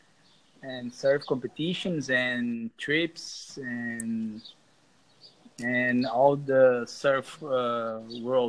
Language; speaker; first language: English; non-native, learner; Portuguese